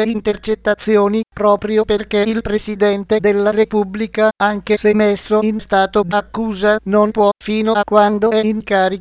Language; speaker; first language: Italian; native; Italian